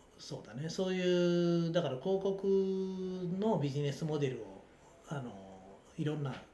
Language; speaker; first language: Japanese; native; Japanese